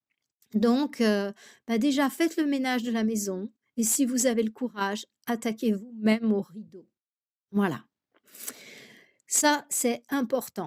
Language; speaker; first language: French; native; French